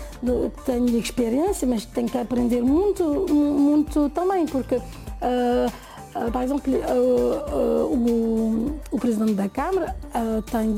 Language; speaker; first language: Portuguese; non-native, fluent; French